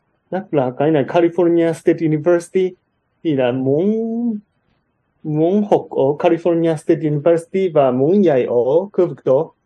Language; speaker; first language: Vietnamese; non-native, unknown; Japanese